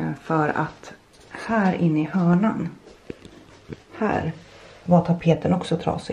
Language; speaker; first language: Swedish; native; Swedish